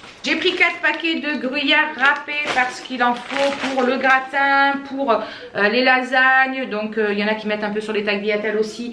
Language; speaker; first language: French; native; French